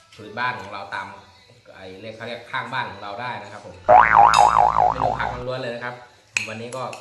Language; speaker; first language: Thai; non-native, local second language; Northeastern Thai